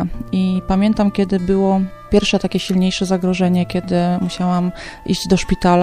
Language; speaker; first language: Polish; native; Polish